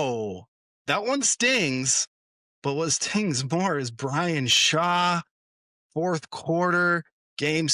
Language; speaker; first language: English; native; English